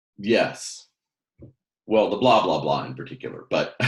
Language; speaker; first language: English; native; English